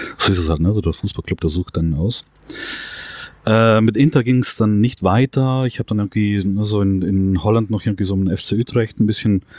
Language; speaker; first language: German; non-native, local second language; Ladin